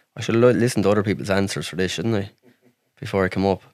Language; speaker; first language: English; native; English